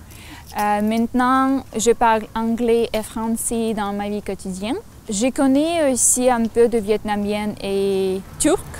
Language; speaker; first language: French; non-native, learner; Russian